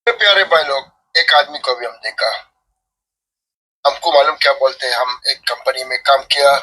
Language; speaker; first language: Hindi; non-native, learner; Arabic